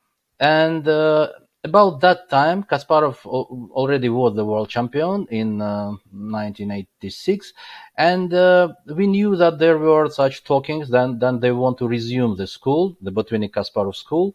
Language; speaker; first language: English; non-native, fluent; Azerbaijani